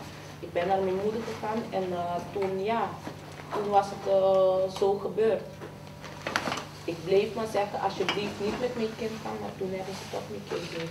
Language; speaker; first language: Dutch; early bilingual, other home language; Papiamento